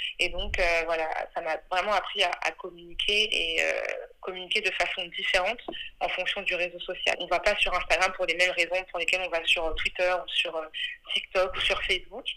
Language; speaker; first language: French; early bilingual, other home language; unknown